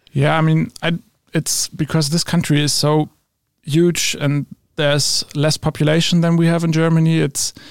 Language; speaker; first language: English; non-native, fluent; German